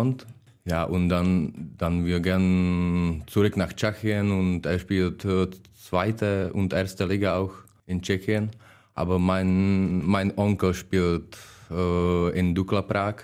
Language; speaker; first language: German; non-native, learner; Czech